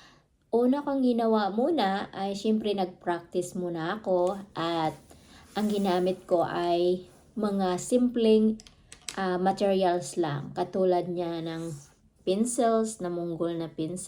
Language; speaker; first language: Filipino; non-native, local second language; Cebuano